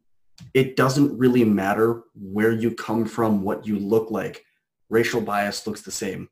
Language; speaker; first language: English; native; English